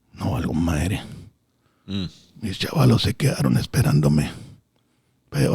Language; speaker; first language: Spanish; early bilingual, other home language; English